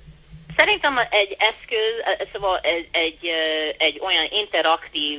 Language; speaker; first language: Hungarian; early bilingual, heritage; Hungarian